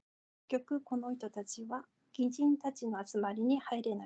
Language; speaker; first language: Japanese; non-native, fluent; Korean